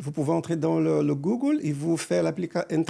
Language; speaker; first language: French; non-native, fluent; Portuguese